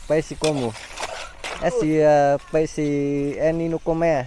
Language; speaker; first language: Portuguese; non-native, learner; Vietnamese